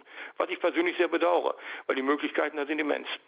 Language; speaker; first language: German; native; German